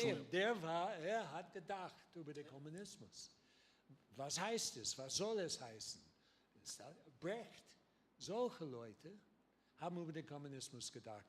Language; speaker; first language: German; non-native, learner; English